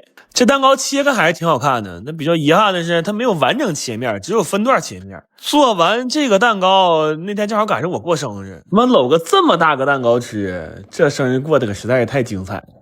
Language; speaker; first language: Chinese; native; Chinese